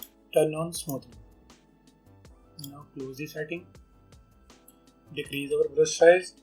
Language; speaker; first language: English; non-native, local second language; Hindi